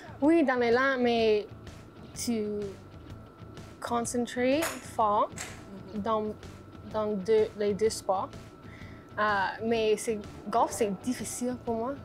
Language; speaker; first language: French; non-native, learner; English